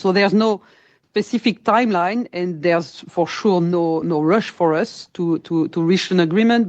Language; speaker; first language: English; non-native, fluent; French